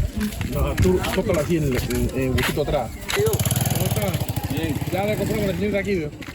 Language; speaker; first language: Spanish; native; Spanish